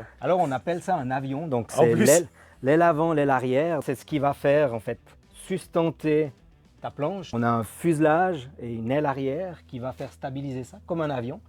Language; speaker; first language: French; native; French